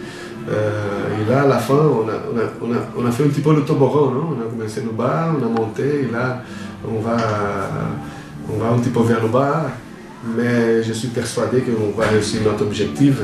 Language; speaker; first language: French; non-native, fluent; Portuguese